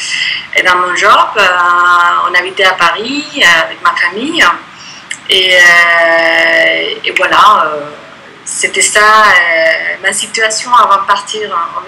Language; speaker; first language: French; non-native, fluent; Spanish